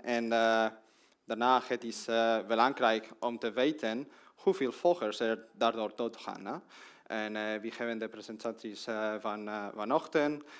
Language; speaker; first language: Dutch; non-native, learner; Spanish